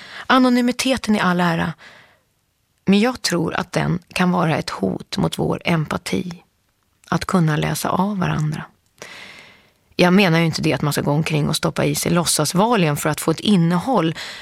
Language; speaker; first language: Swedish; native; Swedish